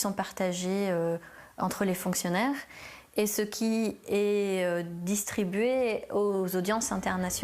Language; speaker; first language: French; native; French